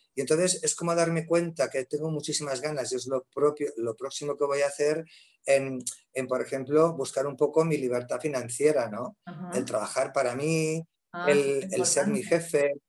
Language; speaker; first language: Spanish; native; Spanish